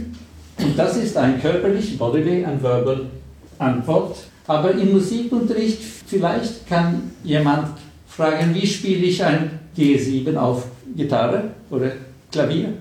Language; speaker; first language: German; non-native, fluent; Swedish